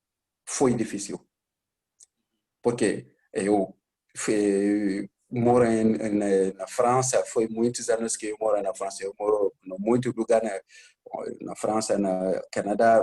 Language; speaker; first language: Portuguese; non-native, learner; Bambara